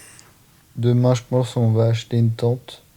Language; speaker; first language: French; native; French